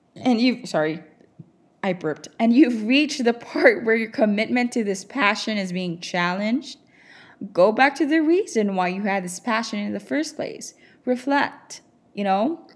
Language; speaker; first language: English; non-native, local second language; Filipino